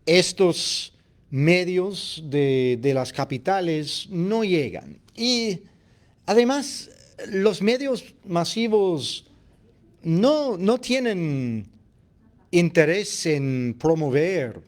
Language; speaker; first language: Spanish; non-native, fluent; English